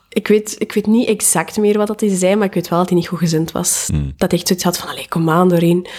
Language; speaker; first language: Dutch; native; Dutch